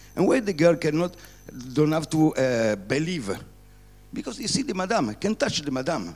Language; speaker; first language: English; non-native, learner; Italian